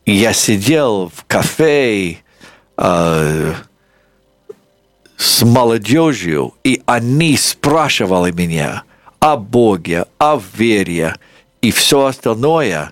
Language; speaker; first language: Russian; non-native, fluent; English